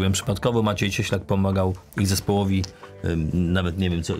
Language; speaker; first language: Polish; native; Polish